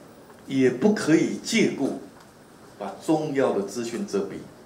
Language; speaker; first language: Chinese; native; Chinese